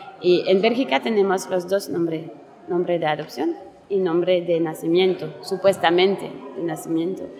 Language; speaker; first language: Spanish; non-native, learner; French